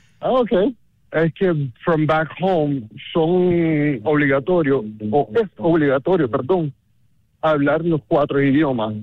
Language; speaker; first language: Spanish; non-native, fluent; Papiamento